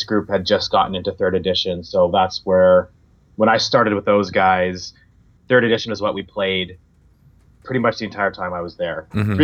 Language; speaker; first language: English; native; English